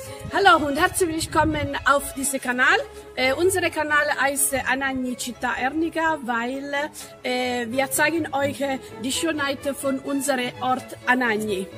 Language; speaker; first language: German; non-native, fluent; Italian